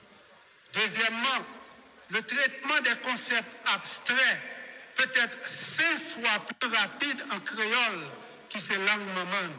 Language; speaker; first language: French; non-native, local second language; Haitian Creole